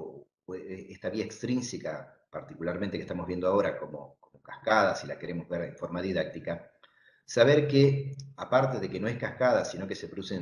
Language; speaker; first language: Spanish; native; Spanish